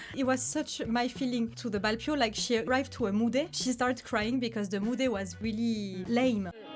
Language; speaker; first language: English; non-native, fluent; French